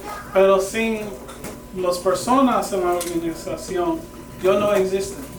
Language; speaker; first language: Spanish; early bilingual, heritage; English